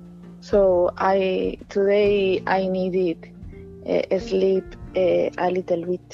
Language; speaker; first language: English; non-native, learner; Spanish